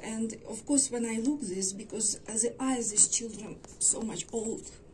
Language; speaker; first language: English; non-native, learner; Ukrainian